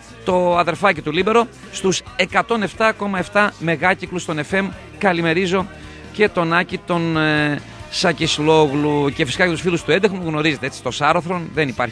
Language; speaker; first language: Greek; native; Greek